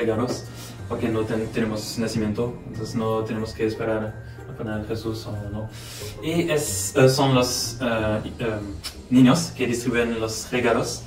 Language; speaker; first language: Spanish; non-native, learner; French